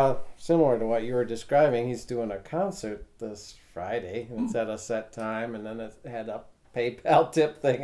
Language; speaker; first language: English; native; English